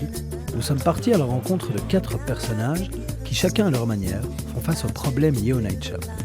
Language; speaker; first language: French; native; French